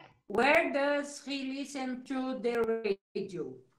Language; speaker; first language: English; non-native, learner; Portuguese